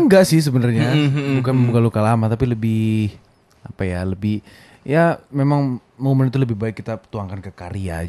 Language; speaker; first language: Indonesian; native; Indonesian